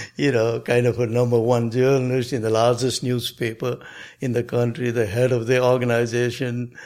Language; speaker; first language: English; non-native, local second language; Nepali